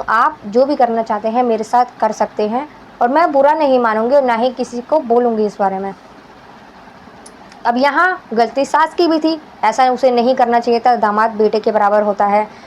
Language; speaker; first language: Hindi; native; Hindi